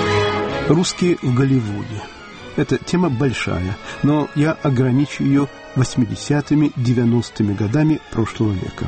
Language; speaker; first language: Russian; native; Russian